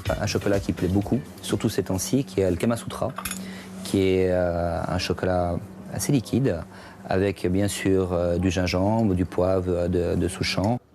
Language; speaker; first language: French; native; French